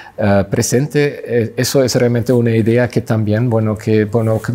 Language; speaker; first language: Spanish; non-native, fluent; German